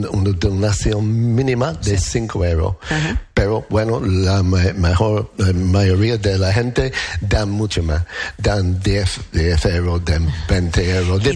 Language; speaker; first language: Spanish; non-native, learner; English